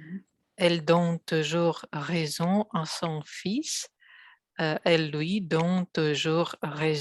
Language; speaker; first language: French; non-native, learner; Russian